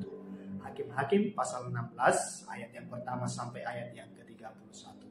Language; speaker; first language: Indonesian; native; Indonesian